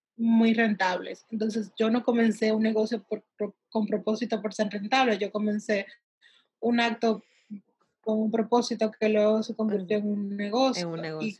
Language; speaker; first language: Spanish; early bilingual, heritage; Spanish